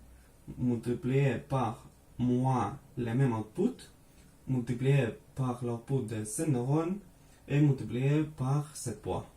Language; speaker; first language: French; non-native, fluent; Spanish